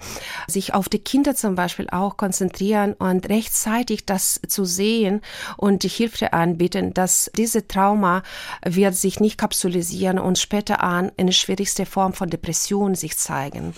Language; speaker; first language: German; non-native, fluent; Ukrainian